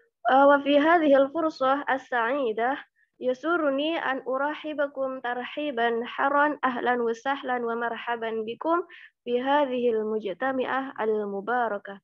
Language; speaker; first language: Arabic; non-native, learner; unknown